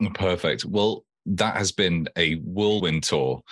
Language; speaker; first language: English; native; English